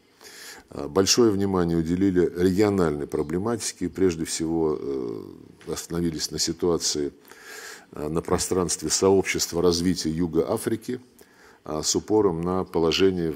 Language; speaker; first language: Russian; native; Russian